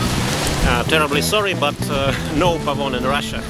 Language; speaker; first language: English; non-native, fluent; Russian